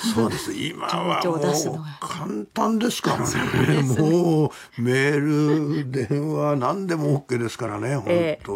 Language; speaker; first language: Japanese; native; Japanese